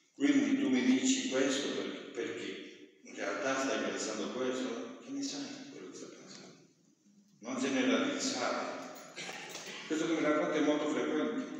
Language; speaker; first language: Italian; non-native, fluent; Spanish